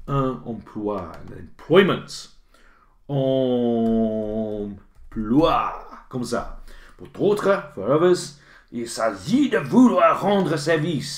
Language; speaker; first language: French; non-native, fluent; English